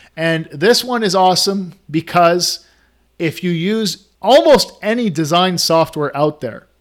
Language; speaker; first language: English; native; English